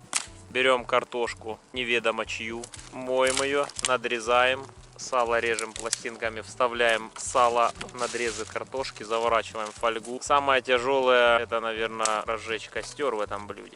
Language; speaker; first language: Russian; native; Russian